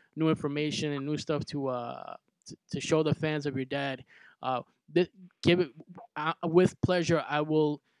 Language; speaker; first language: English; early bilingual, other home language; Spanish